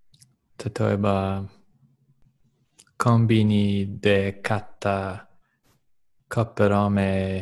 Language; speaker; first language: Japanese; non-native, learner; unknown